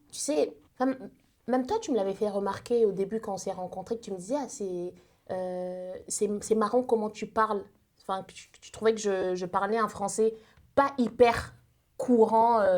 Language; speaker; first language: French; early bilingual, other home language; Lingala